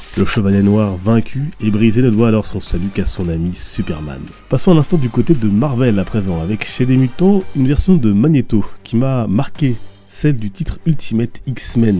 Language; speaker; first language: French; native; French